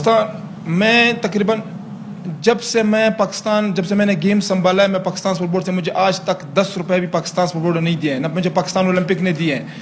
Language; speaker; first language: Urdu; native; Urdu